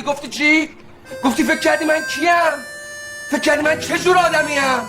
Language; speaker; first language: Persian; native; Persian